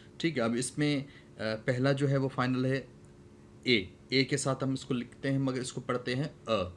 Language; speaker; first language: Urdu; non-native, local second language; Sindhi